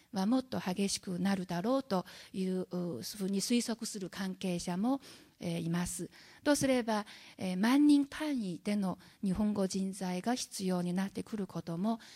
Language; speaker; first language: Japanese; non-native, fluent; Chinese